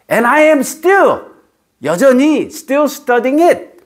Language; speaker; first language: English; non-native, fluent; Korean